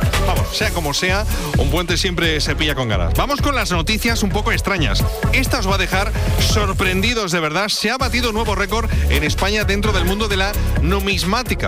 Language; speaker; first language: Spanish; native; Spanish